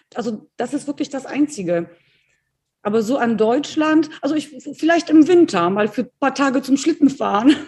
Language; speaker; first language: German; early bilingual, other home language; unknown